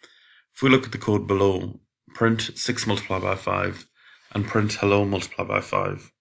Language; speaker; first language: English; native; English